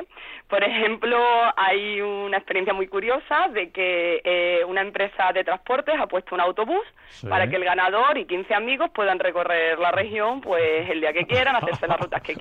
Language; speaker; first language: Spanish; native; Spanish